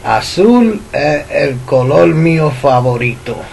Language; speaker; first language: Spanish; early bilingual, heritage; Spanish